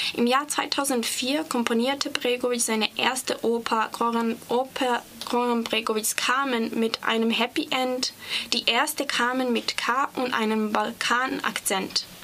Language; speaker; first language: German; non-native, fluent; Serbian